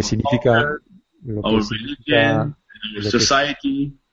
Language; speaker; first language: Spanish; non-native, learner; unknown